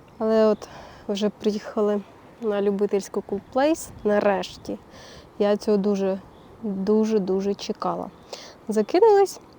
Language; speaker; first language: Ukrainian; native; Ukrainian